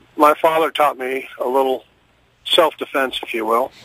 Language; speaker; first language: English; native; English